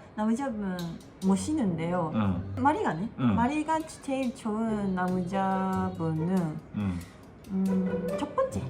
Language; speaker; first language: Korean; non-native, learner; Japanese